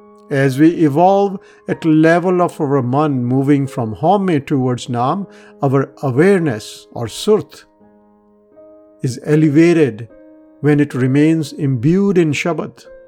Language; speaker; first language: English; non-native, local second language; Punjabi